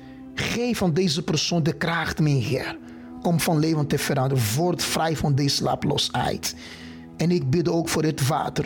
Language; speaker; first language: Dutch; non-native, fluent; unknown